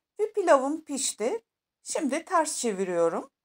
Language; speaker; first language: Turkish; native; Turkish